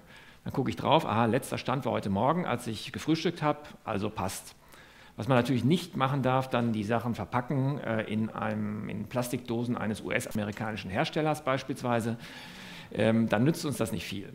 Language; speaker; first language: German; native; German